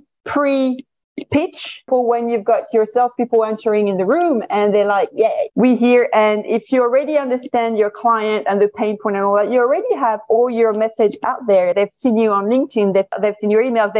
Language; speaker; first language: English; non-native, fluent; French